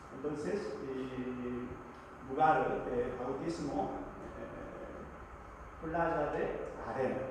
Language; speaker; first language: Spanish; non-native, learner; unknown